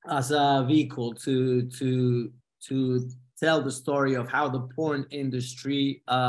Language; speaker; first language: English; non-native, fluent; Spanish